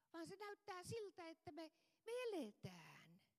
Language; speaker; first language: Finnish; non-native, fluent; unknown